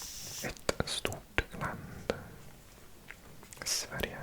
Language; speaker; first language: Swedish; non-native, learner; English